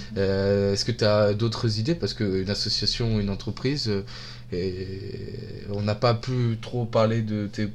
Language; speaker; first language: French; native; French